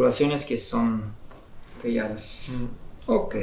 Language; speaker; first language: Spanish; non-native, fluent; Italian